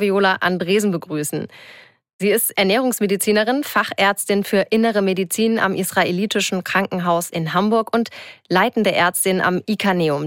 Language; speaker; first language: German; native; German